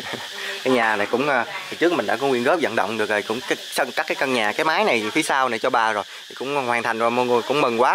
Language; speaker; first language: Vietnamese; native; Vietnamese